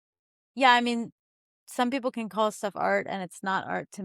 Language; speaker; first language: English; native; English